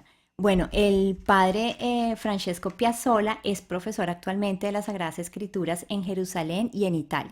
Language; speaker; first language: Spanish; native; Spanish